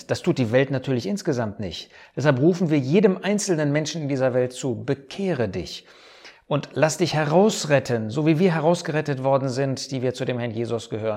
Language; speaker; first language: German; native; German